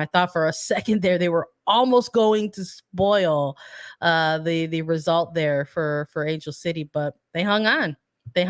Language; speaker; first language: English; native; English